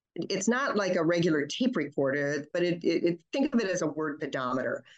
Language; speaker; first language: English; early bilingual, other home language; German